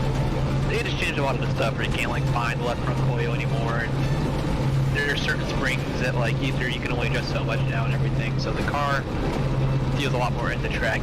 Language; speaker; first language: English; native; English